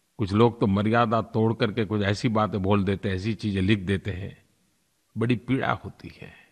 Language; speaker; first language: Hindi; non-native, local second language; Gujarati